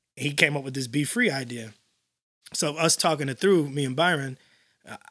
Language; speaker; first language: English; native; English